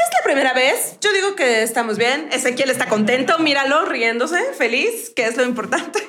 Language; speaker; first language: Spanish; native; Spanish